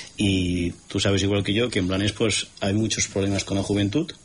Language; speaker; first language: Spanish; non-native, local second language; Catalan